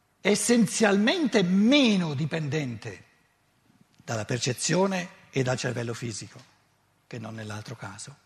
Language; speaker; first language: Italian; native; Italian